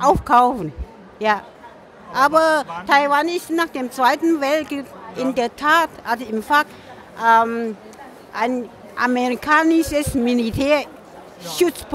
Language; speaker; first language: German; non-native, fluent; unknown